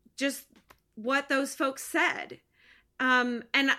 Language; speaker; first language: English; native; English